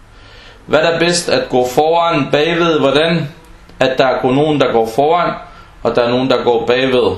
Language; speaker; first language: Danish; non-native, fluent; Arabic